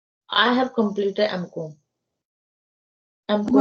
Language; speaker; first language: English; non-native, learner; Hindi